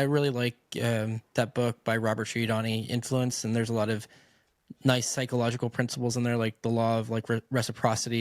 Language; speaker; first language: English; native; English